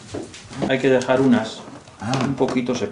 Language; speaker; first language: Spanish; native; Spanish